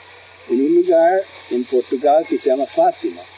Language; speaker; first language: Spanish; non-native, fluent; English